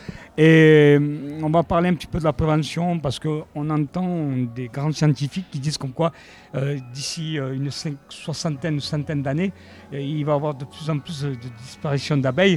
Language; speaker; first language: French; native; French